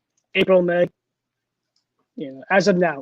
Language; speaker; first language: English; native; English